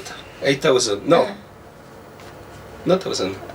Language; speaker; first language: English; non-native, learner; French